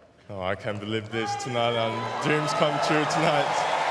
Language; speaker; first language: English; non-native, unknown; Korean